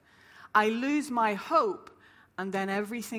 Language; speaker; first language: English; native; English